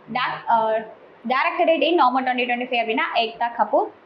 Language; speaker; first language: English; non-native, local second language; Tamil